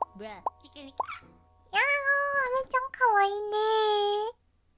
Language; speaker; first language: Japanese; native; Japanese